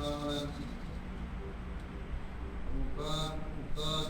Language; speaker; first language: Arabic; non-native, learner; Indonesian